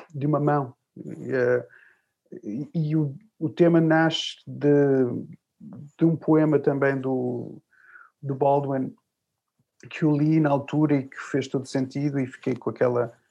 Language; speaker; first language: Portuguese; early bilingual, other home language; English